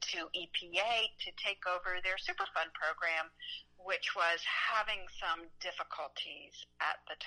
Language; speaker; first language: English; native; English